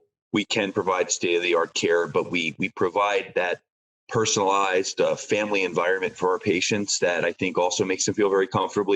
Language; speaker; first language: English; native; English